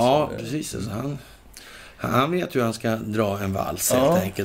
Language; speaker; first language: Swedish; native; Swedish